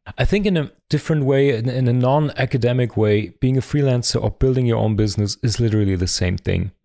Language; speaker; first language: English; non-native, fluent; German